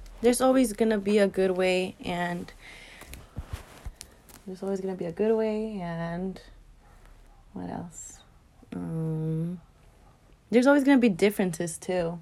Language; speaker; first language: English; early bilingual, other home language; Spanish